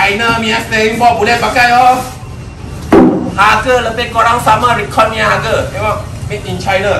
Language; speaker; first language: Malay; non-native, local second language; Chinese